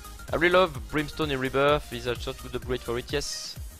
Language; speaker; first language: English; non-native, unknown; French